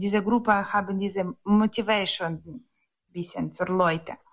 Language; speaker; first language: German; non-native, learner; Ukrainian